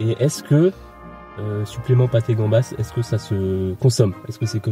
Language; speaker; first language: French; native; French